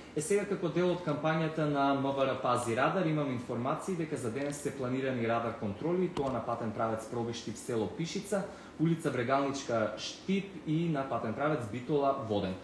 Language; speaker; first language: Macedonian; native; Macedonian